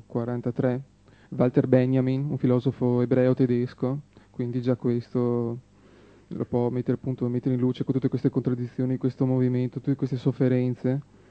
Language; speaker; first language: Italian; native; Italian